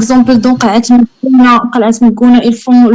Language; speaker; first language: French; non-native, learner; Arabic